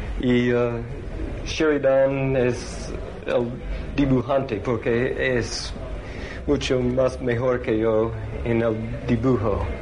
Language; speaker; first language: Spanish; non-native, learner; English